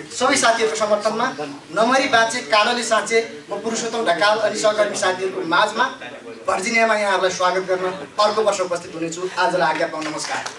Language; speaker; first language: Nepali; native; Nepali